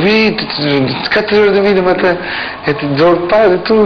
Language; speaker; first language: French; non-native, learner; Turkish